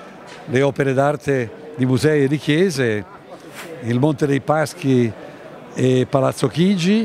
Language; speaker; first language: Italian; native; Italian